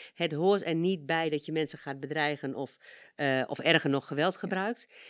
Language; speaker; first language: Dutch; native; Dutch